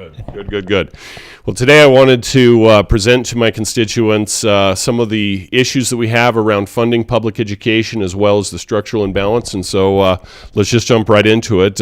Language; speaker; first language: English; native; English